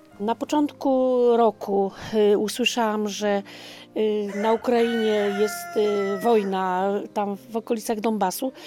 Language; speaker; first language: Polish; native; Polish